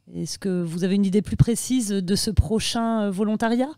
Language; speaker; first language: French; native; French